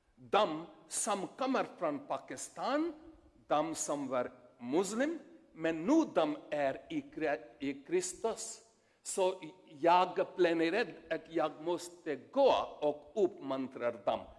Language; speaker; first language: Swedish; non-native, learner; Urdu